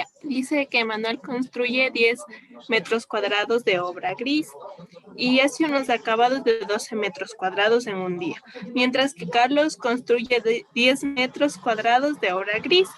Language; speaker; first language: Spanish; native; Spanish